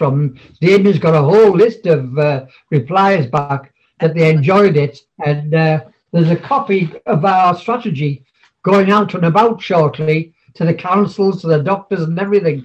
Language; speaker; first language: English; native; English